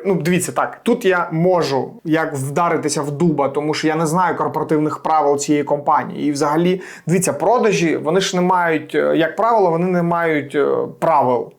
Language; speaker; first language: Ukrainian; native; Ukrainian